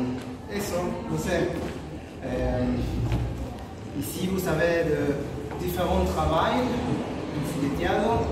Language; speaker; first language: French; non-native, fluent; Spanish